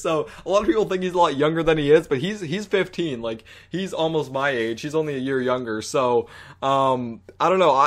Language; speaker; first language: English; native; English